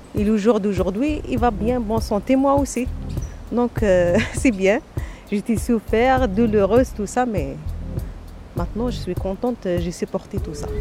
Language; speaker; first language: French; non-native, local second language; Arabic